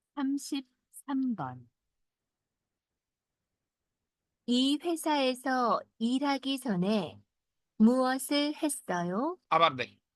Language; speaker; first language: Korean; non-native, fluent; Bangla